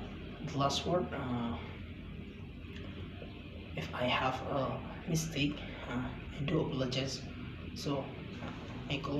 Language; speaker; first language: English; non-native, learner; Indonesian